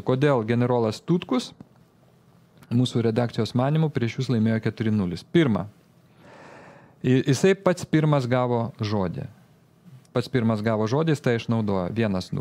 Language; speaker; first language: Lithuanian; native; Lithuanian